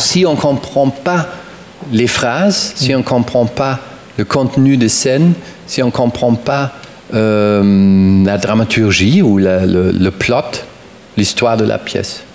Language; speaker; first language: French; non-native, fluent; German